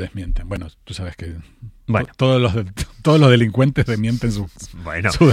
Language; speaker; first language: Spanish; native; Spanish